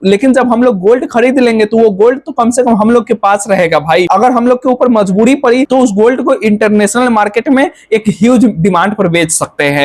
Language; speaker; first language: Hindi; native; Hindi